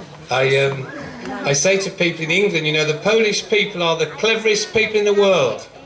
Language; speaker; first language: English; native; English